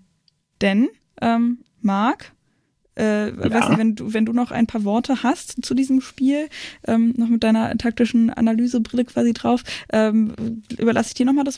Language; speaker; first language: German; native; German